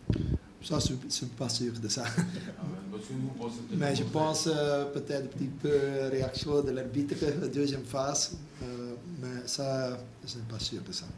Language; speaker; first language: French; non-native, local second language; Dutch